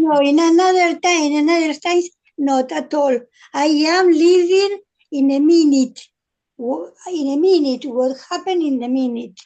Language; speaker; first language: English; non-native, learner; Spanish